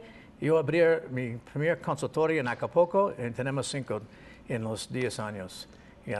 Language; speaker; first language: Spanish; non-native, learner; English